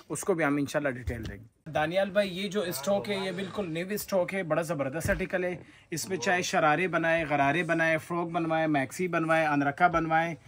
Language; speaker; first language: Urdu; native; Urdu